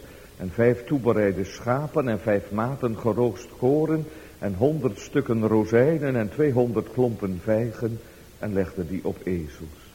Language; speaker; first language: Dutch; native; Dutch